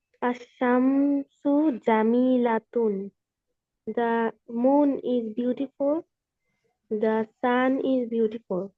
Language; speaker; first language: English; non-native, learner; Bangla